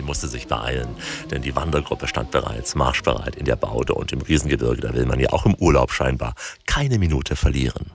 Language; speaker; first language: German; native; German